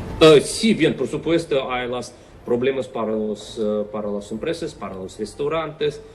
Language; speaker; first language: Spanish; non-native, fluent; Russian